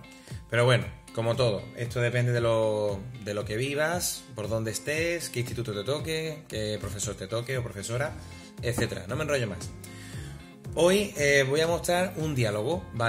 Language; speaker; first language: Spanish; native; Spanish